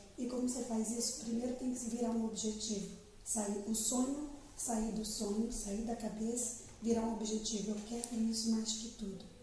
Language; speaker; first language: Portuguese; native; Portuguese